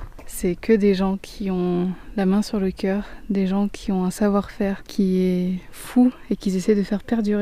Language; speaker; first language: French; native; French